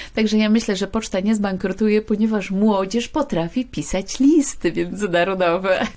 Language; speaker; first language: Polish; native; Polish